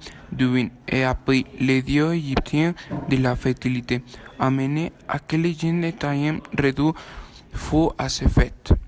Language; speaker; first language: French; non-native, learner; Spanish